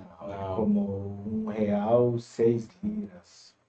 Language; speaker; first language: Portuguese; non-native, fluent; Turkish